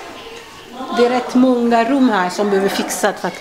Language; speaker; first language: Swedish; early bilingual, other home language; Lingala